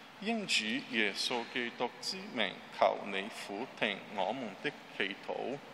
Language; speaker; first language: Chinese; non-native, learner; Portuguese